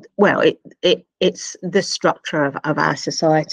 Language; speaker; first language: English; native; English